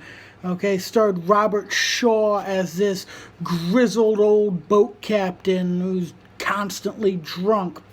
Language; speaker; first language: English; native; English